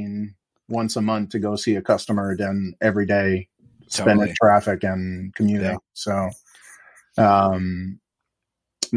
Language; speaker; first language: English; native; English